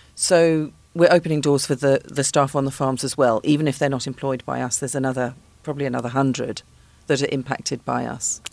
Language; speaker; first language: English; native; English